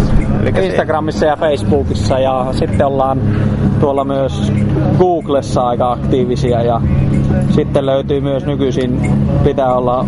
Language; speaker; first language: Finnish; native; Finnish